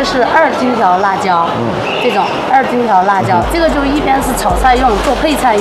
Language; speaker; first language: German; non-native, learner; Chinese